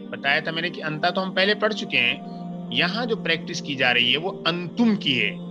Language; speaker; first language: Urdu; native; Urdu